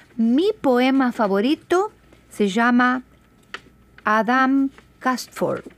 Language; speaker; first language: Spanish; native; Spanish